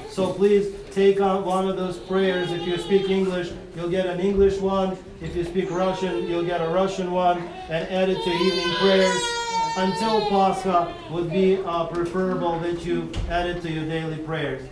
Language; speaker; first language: English; non-native, fluent; Russian